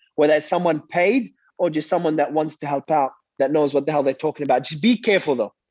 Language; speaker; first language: English; early bilingual, other home language; Arabic